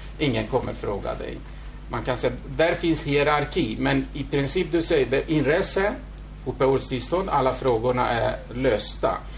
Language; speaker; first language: Swedish; non-native, fluent; Kurdish